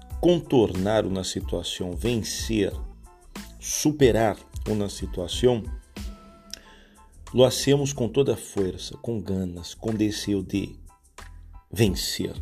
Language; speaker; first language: Portuguese; non-native, learner; Spanish